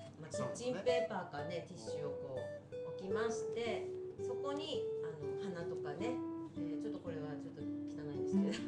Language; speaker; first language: Japanese; native; Japanese